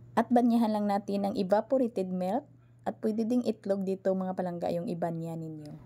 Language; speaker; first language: Filipino; non-native, local second language; Cebuano